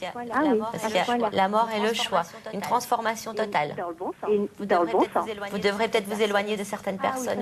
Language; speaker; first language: French; native; French